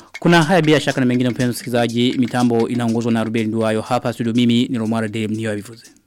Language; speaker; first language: Swahili; non-native, local second language; Rundi